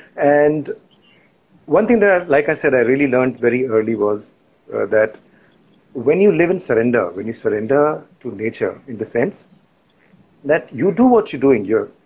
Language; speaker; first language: English; non-native, local second language; Hindi